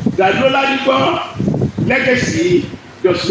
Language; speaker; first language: English; non-native, local second language; Yoruba